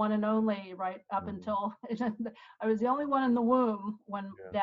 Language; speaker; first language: English; native; English